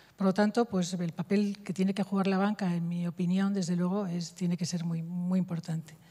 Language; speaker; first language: Spanish; native; Spanish